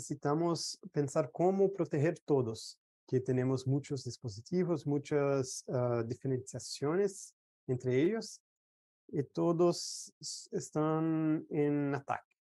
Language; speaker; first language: Spanish; non-native, fluent; Portuguese